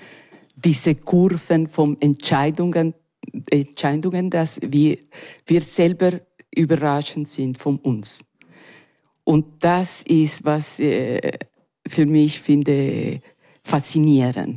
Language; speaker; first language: German; non-native, learner; Spanish